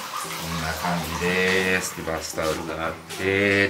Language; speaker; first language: Japanese; native; Japanese